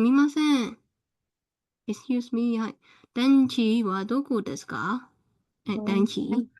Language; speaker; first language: Japanese; non-native, fluent; Burmese